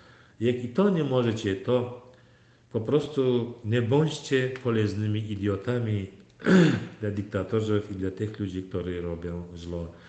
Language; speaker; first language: Polish; non-native, fluent; Turkmen